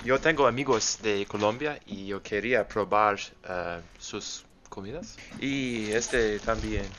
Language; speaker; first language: Spanish; non-native, learner; English